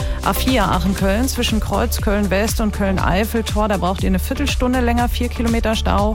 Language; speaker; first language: German; native; German